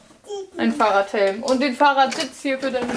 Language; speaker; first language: German; native; German